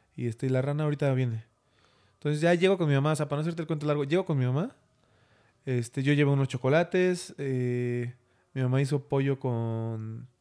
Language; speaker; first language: Spanish; native; Spanish